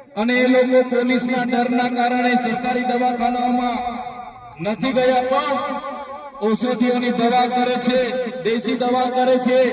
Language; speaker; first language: Gujarati; non-native, local second language; Bhili